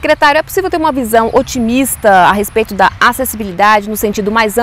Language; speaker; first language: Portuguese; native; Portuguese